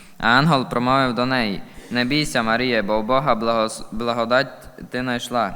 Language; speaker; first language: Ukrainian; native; Ukrainian